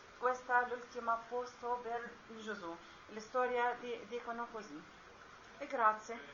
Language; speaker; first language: Italian; non-native, learner; Arabic